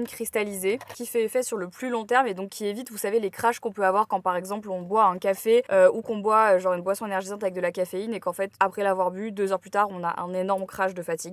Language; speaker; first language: French; native; French